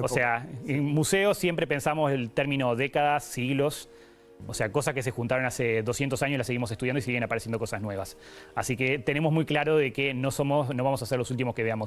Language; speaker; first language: Spanish; native; Spanish